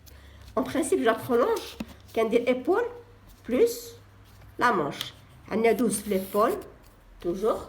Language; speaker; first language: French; non-native, local second language; Arabic